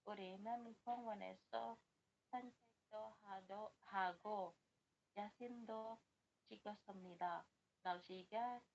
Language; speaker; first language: Korean; non-native, learner; Indonesian